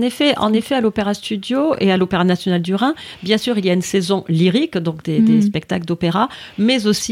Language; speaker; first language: French; native; French